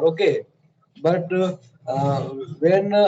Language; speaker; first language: English; non-native, learner; Hindi